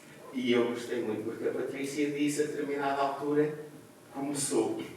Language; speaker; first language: Portuguese; native; Portuguese